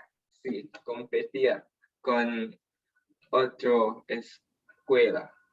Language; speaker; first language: Spanish; non-native, learner; English